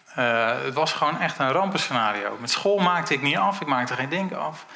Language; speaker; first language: Dutch; native; Dutch